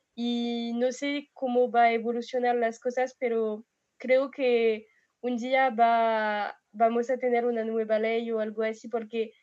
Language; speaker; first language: Spanish; non-native, fluent; French